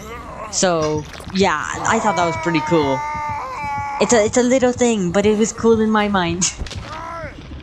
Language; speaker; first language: English; native; English